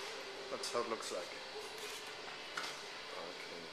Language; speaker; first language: English; non-native, fluent; German